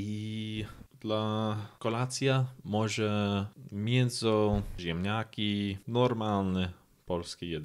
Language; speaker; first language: Polish; non-native, learner; English